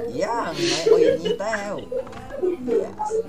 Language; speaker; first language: English; non-native, learner; Thai